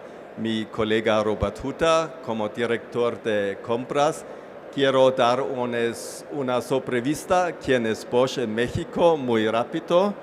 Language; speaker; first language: Spanish; non-native, fluent; German